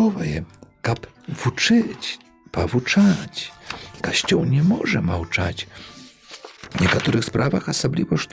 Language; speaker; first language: Polish; non-native, local second language; Belarusian